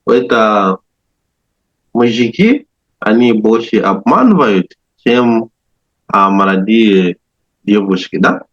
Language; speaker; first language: Russian; non-native, learner; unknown